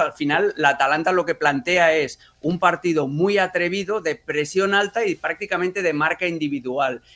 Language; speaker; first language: Spanish; native; Spanish